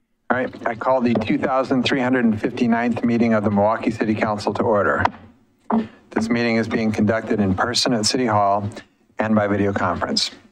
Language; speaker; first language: English; native; English